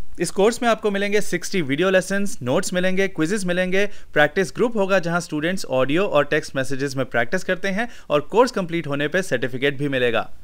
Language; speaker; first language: Hindi; native; Hindi